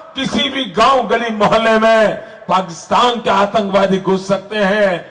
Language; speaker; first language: Hindi; non-native, local second language; Gujarati